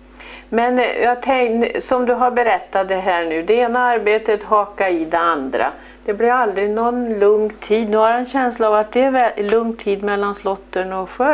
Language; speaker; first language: Swedish; native; Swedish